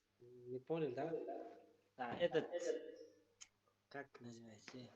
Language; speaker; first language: Russian; non-native, learner; Uzbek